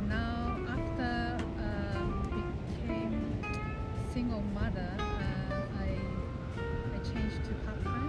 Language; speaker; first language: English; non-native, local second language; Japanese